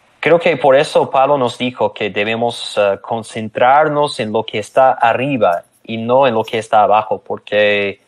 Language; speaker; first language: Spanish; non-native, fluent; English